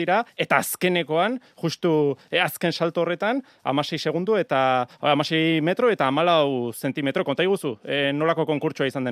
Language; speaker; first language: Basque; native; Basque